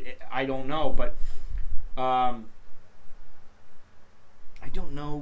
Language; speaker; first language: English; native; English